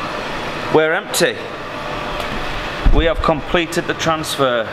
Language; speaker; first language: English; native; English